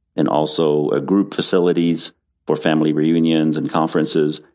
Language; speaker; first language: English; non-native, fluent; French